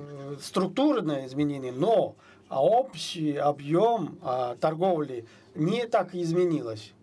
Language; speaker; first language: Russian; non-native, fluent; Chinese